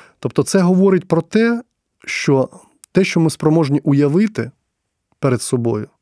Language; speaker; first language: Ukrainian; non-native, local second language; Russian